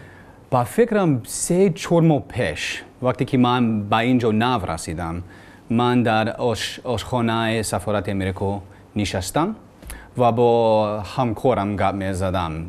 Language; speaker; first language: Persian; non-native, learner; English